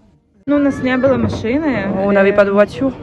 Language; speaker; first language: French; non-native, fluent; Russian